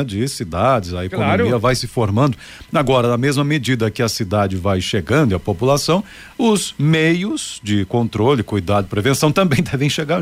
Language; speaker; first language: Portuguese; native; Portuguese